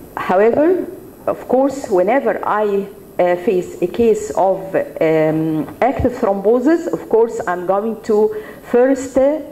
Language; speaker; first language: English; non-native, fluent; Arabic